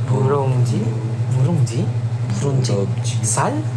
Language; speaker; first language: Korean; non-native, learner; Filipino